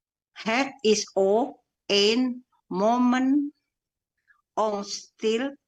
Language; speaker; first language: Dutch; non-native, learner; Indonesian